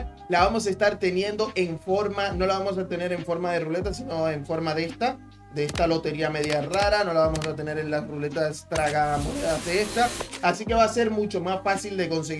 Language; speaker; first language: Spanish; native; Spanish